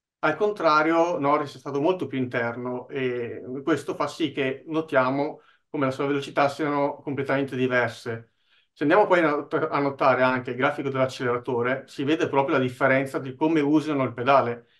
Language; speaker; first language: Italian; native; Italian